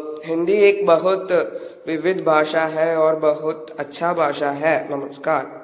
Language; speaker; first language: Hindi; non-native, local second language; Malayalam